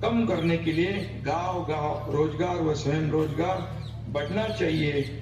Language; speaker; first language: Hindi; non-native, local second language; Marathi